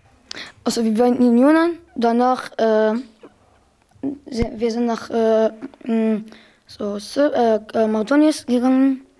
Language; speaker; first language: German; early bilingual, other home language; Arabic